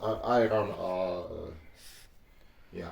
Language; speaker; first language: English; non-native, learner; Russian